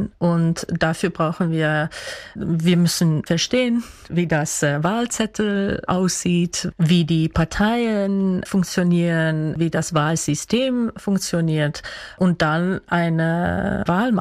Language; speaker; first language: German; non-native, fluent; Dutch